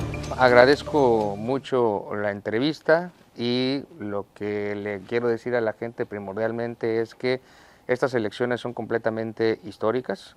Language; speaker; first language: Spanish; native; Spanish